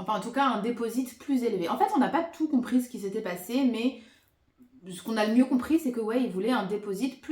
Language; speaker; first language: French; native; French